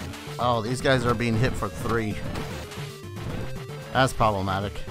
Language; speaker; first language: English; native; English